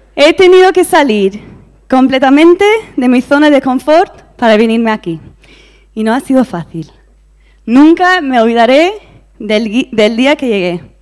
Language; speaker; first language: Spanish; non-native, fluent; English